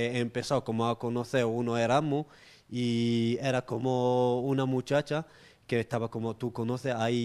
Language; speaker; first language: Spanish; non-native, local second language; Arabic